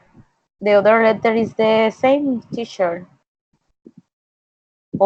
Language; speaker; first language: English; non-native, learner; Spanish